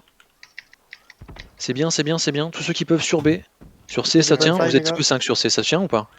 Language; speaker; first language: French; native; French